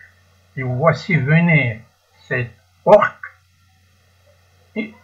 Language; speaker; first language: French; non-native, learner; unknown